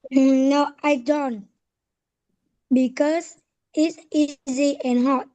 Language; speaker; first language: English; non-native, learner; Vietnamese